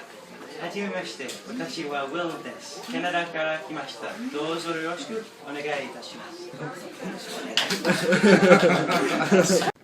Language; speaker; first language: Japanese; non-native, learner; English